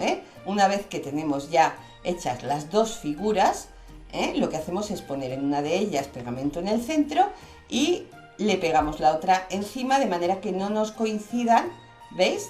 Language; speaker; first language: Spanish; native; Spanish